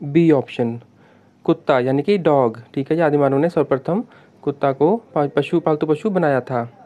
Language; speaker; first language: Hindi; non-native, local second language; Punjabi